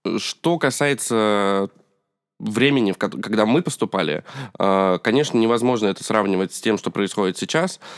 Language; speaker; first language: Russian; native; Russian